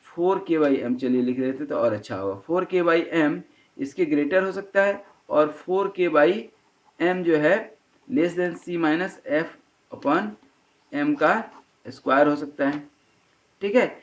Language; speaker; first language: Hindi; native; Hindi